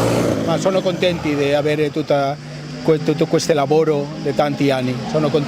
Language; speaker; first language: Italian; non-native, learner; Spanish